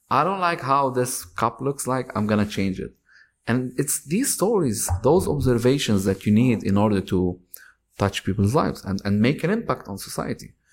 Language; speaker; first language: English; non-native, fluent; Arabic